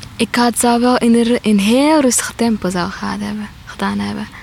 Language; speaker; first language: Dutch; non-native, fluent; Tigrinya